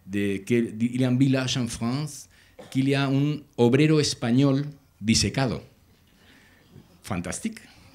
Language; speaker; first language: French; non-native, learner; Spanish